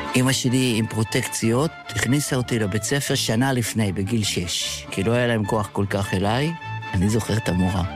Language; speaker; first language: Hebrew; early bilingual, other home language; Yiddish